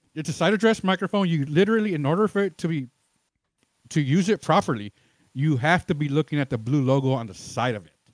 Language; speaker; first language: English; native; English